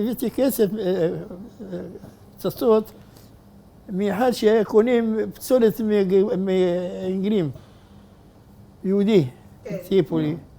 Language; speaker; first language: Hebrew; non-native, fluent; Arabic